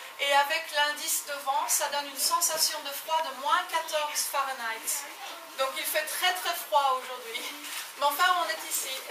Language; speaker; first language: French; native; French